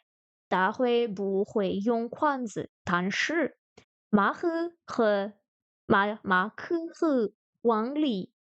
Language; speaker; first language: Chinese; non-native, learner; French